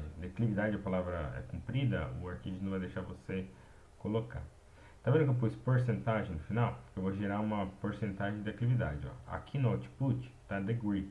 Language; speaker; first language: Portuguese; native; Portuguese